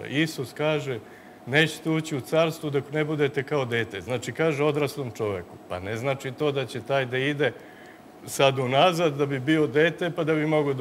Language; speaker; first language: Serbian; native; Serbian